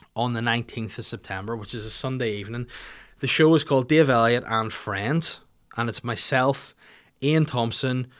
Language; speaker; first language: English; native; English